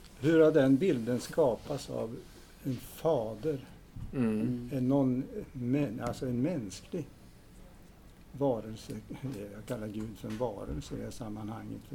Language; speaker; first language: Swedish; native; Swedish